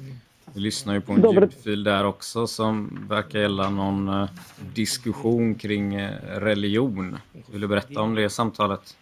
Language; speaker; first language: Swedish; native; Swedish